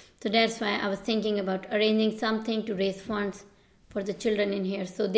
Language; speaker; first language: English; non-native, local second language; Urdu